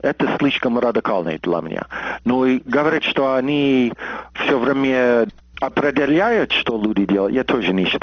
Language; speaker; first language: Russian; non-native, fluent; English